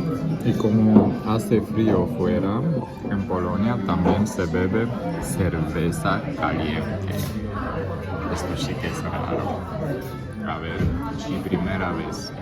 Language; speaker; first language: Spanish; non-native, fluent; German